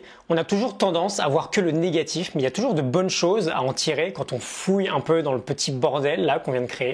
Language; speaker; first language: French; native; French